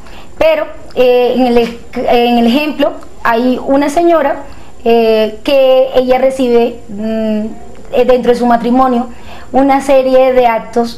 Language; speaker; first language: Spanish; native; Spanish